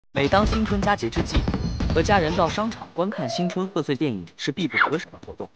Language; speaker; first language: Chinese; native; Chinese